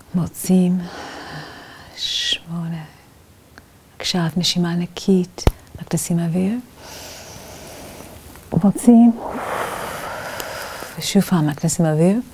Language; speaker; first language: Hebrew; non-native, fluent; English